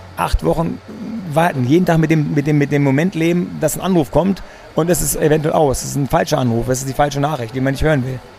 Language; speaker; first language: German; early bilingual, other home language; Greek